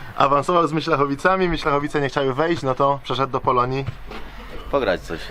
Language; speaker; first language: Polish; native; Polish